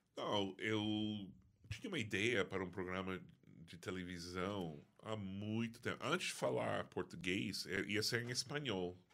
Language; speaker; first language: Portuguese; non-native, fluent; English